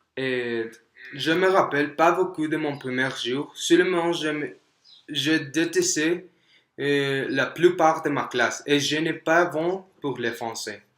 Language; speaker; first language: French; non-native, learner; Spanish